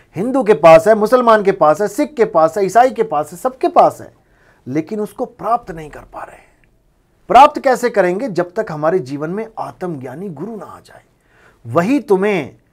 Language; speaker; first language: Hindi; non-native, local second language; Punjabi